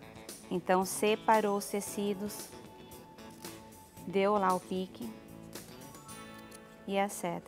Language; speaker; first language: Portuguese; native; Portuguese